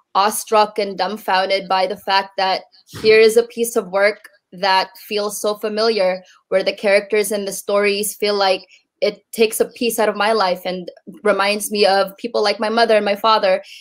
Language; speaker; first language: English; native; English